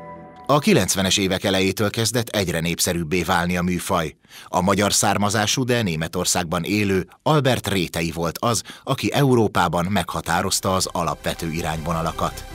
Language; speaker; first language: Hungarian; native; Hungarian